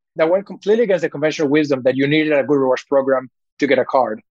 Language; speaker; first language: English; early bilingual, other home language; Spanish